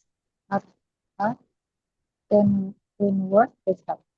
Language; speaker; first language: German; non-native, learner; Indonesian